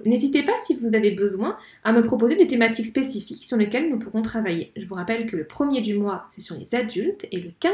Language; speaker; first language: French; native; French